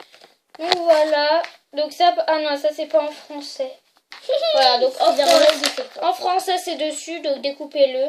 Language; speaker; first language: French; native; French